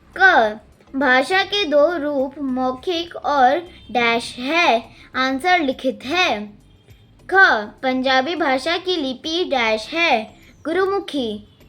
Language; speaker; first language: Hindi; non-native, local second language; Telugu